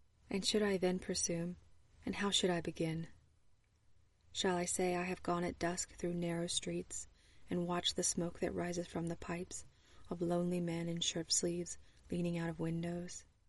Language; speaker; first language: English; native; English